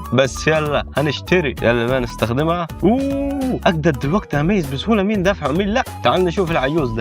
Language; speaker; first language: Arabic; native; Arabic